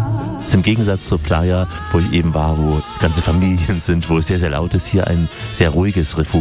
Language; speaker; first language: German; native; German